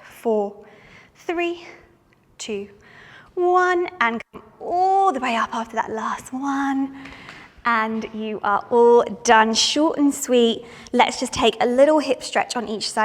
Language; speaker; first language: English; native; English